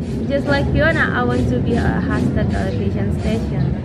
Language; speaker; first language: English; non-native, learner; Indonesian